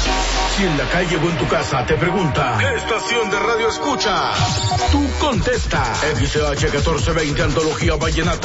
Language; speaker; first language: Spanish; native; Spanish